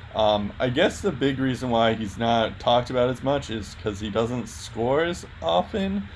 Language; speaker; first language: English; native; English